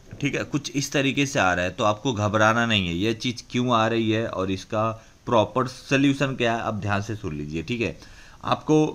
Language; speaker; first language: Hindi; native; Hindi